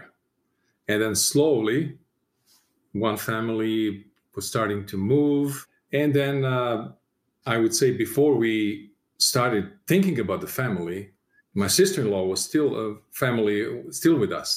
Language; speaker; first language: English; non-native, fluent; Serbian